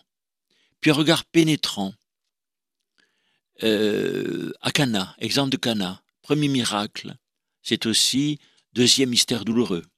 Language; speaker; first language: French; native; French